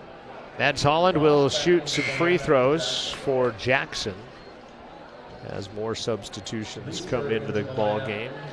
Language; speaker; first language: English; native; English